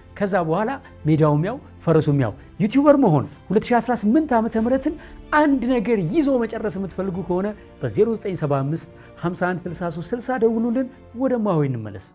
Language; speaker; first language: Amharic; native; Amharic